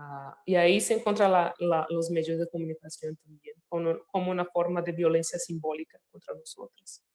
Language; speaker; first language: Spanish; non-native, fluent; Portuguese